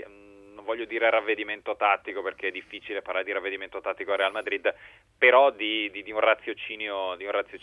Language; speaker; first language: Italian; native; Italian